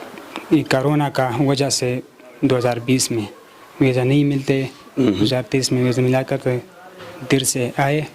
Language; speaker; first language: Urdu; non-native, local second language; Pashto